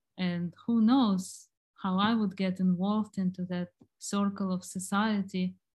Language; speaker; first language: English; non-native, fluent; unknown